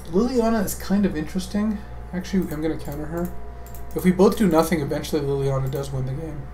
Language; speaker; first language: English; native; English